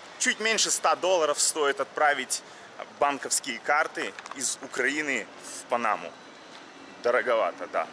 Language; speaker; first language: Russian; native; Russian